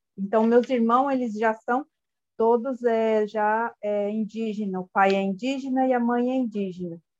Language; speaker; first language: Portuguese; non-native, local second language; Guarani